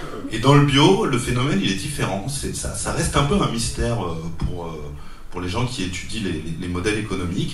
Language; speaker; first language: French; native; French